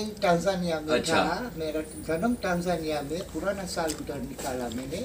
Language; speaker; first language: Hindi; early bilingual, heritage; Hindi